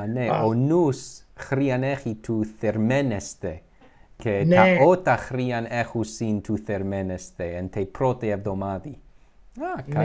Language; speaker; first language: Greek; non-native, learner; English